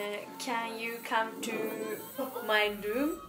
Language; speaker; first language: English; non-native, learner; Japanese